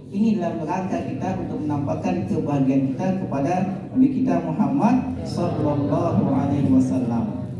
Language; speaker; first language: Malay; non-native, local second language; Sasak